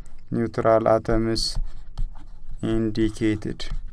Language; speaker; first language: English; non-native, local second language; Amharic